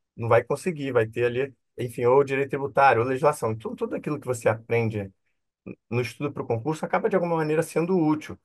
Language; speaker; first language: Portuguese; native; Portuguese